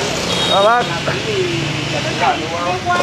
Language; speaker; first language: Chinese; non-native, learner; Vietnamese